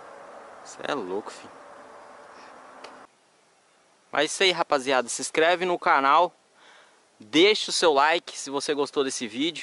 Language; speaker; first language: Portuguese; native; Portuguese